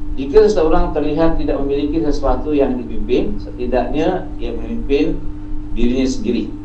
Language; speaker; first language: Malay; native; Malay